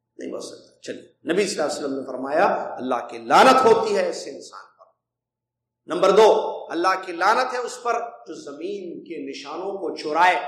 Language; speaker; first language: Urdu; native; Urdu